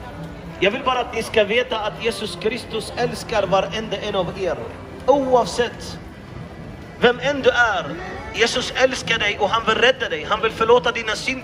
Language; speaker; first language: Swedish; non-native, fluent; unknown